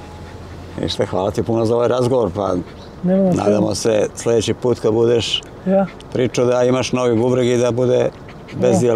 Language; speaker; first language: Croatian; native; Croatian